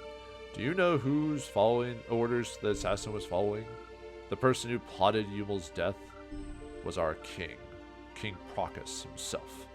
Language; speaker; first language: English; native; English